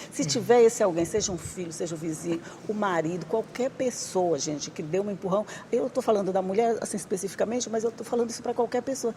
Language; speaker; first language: Portuguese; native; Portuguese